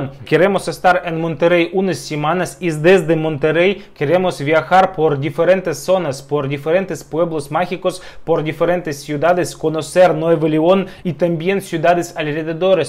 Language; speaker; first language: Spanish; non-native, fluent; Russian